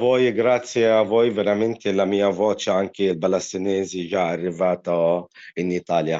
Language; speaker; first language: Italian; non-native, learner; Arabic